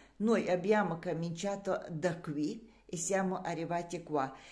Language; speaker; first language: Italian; non-native, learner; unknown